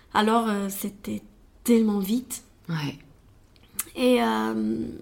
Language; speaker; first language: French; non-native, fluent; Romanian